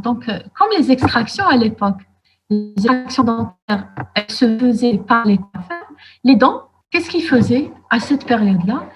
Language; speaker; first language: French; non-native, local second language; Arabic